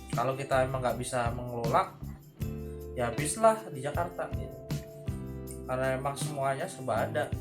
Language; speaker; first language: Indonesian; non-native, local second language; Javanese